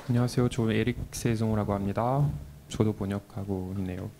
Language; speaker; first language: Korean; non-native, fluent; French